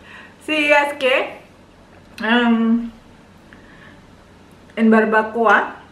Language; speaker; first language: Spanish; non-native, learner; Indonesian